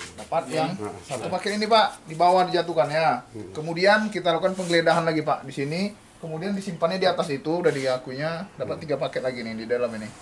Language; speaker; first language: Indonesian; native; Indonesian